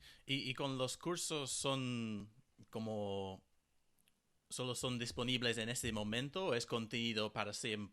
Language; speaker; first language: Spanish; non-native, fluent; English